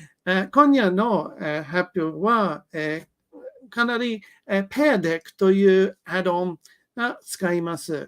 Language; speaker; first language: Japanese; non-native, learner; English